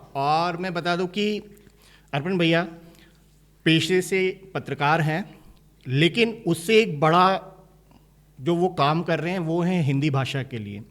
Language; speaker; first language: Hindi; native; Hindi